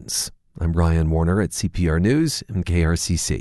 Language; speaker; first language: English; native; English